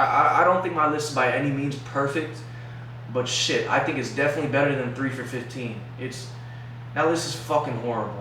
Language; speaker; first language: English; native; English